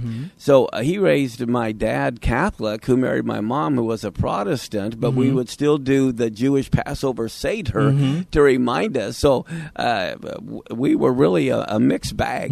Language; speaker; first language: English; native; English